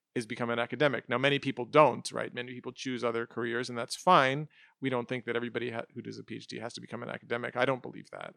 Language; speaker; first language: English; native; English